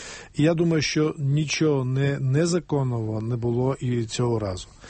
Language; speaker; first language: Ukrainian; non-native, fluent; Georgian